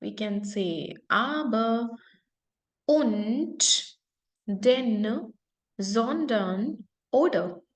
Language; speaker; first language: German; non-native, fluent; Hindi